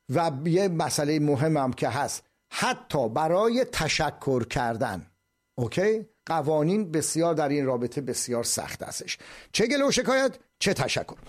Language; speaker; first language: Persian; native; Persian